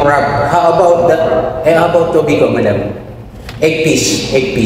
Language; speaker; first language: English; non-native, local second language; Filipino